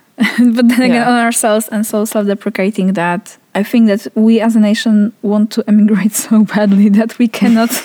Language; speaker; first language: English; non-native, fluent; Polish